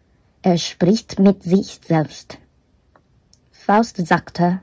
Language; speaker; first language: German; non-native, learner; Korean